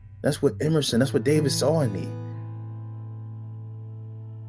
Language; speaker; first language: English; native; English